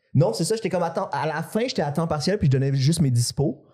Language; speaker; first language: French; non-native, fluent; Greek